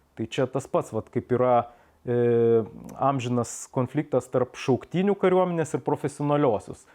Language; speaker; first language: Lithuanian; native; Lithuanian